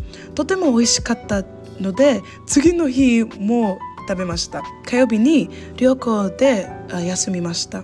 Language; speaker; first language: Japanese; non-native, learner; English